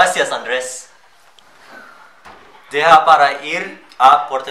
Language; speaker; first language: Spanish; non-native, learner; English